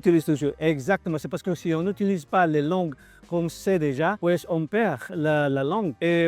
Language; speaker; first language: French; non-native, fluent; Filipino